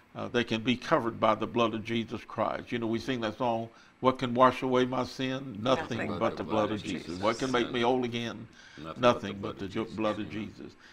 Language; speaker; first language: English; native; English